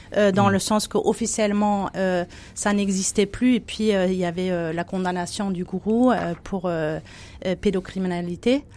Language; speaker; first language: French; non-native, fluent; German